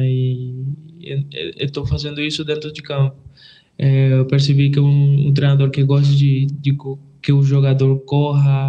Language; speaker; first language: Portuguese; non-native, fluent; Spanish